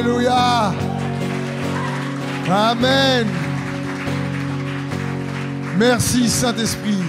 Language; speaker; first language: French; native; French